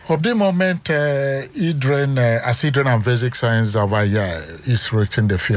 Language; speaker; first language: Dutch; non-native, learner; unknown